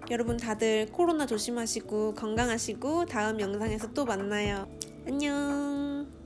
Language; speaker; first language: Korean; native; Korean